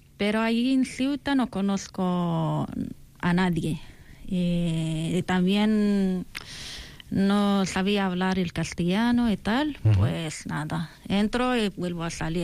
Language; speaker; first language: Spanish; non-native, learner; Arabic